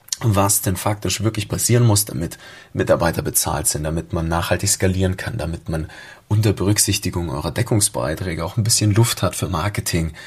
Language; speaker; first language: German; native; German